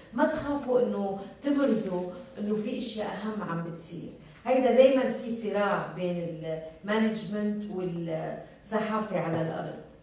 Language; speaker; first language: Arabic; early bilingual, heritage; Arabic